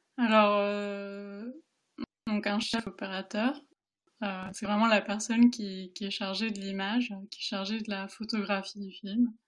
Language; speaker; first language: French; early bilingual, other home language; Spanish